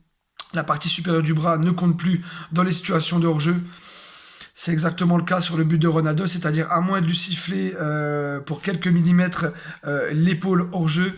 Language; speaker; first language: French; native; French